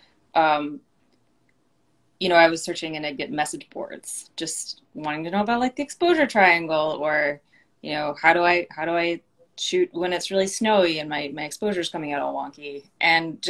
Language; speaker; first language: English; native; English